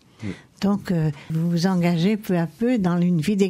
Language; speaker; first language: French; native; French